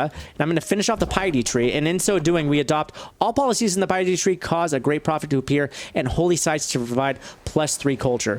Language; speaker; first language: English; native; English